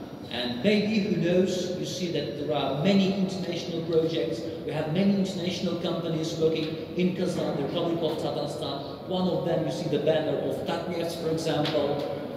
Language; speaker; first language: English; non-native, fluent; Russian